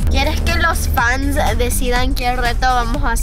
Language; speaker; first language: Spanish; early bilingual, heritage; Spanish